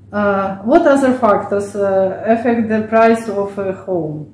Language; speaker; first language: English; non-native, learner; Russian